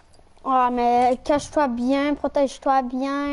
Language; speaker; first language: French; native; French